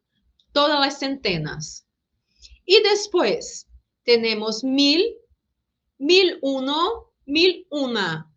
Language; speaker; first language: Spanish; non-native, fluent; Portuguese